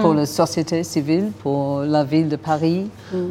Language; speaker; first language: French; non-native, fluent; English